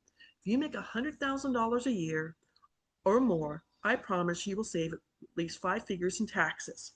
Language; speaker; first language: English; native; English